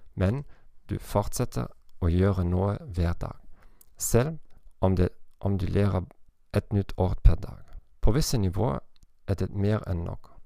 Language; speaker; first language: Norwegian; non-native, learner; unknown